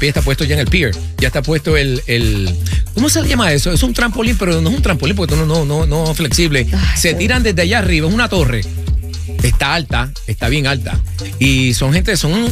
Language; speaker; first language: Spanish; native; Spanish